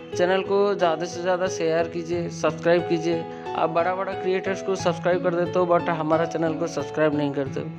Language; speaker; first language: Hindi; non-native, local second language; Odia